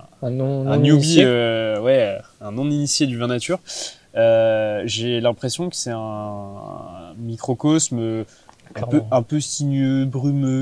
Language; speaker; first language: French; native; French